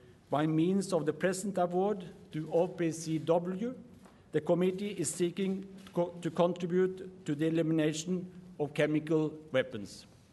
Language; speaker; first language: English; non-native, fluent; Norwegian